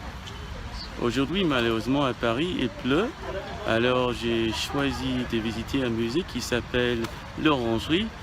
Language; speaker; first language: French; non-native, fluent; English